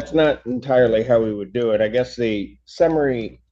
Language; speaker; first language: English; native; English